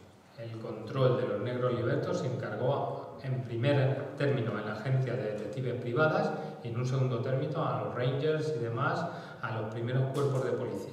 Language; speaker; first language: Spanish; native; Spanish